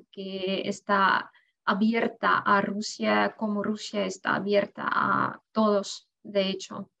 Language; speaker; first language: Spanish; non-native, fluent; Russian